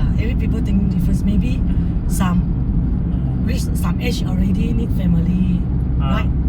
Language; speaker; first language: English; non-native, learner; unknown